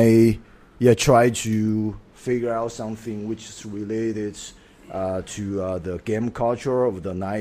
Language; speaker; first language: English; non-native, fluent; Chinese